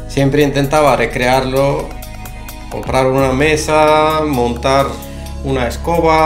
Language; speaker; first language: Spanish; non-native, fluent; Bulgarian